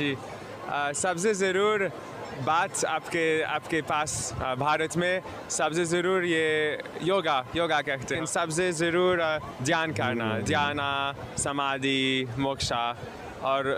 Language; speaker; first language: Hindi; non-native, learner; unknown